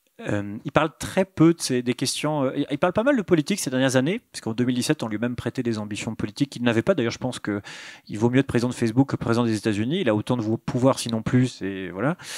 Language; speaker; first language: French; native; French